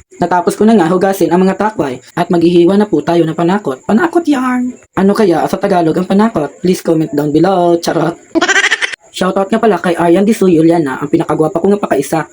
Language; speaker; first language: Filipino; non-native, local second language; Hiligaynon